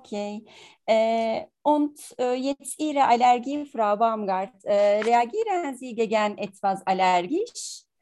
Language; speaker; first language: German; non-native, learner; Turkish